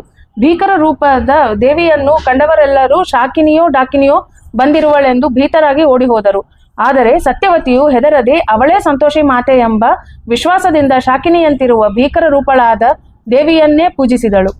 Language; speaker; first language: Kannada; native; Kannada